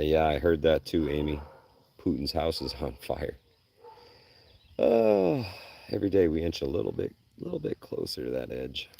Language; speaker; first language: English; native; English